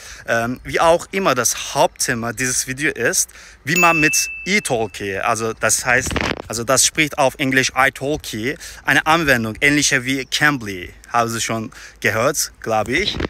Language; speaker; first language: German; non-native, fluent; Turkish